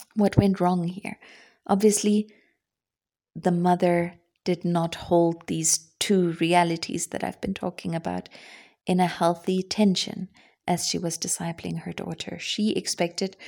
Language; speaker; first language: English; non-native, fluent; German